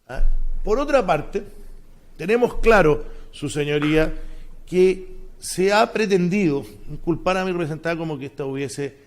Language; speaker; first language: Spanish; native; Spanish